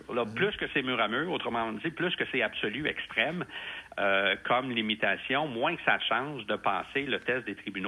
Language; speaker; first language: French; native; French